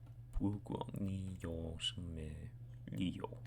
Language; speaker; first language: Chinese; non-native, learner; English